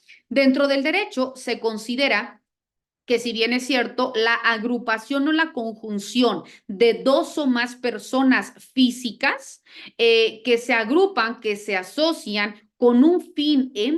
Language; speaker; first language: Spanish; native; Spanish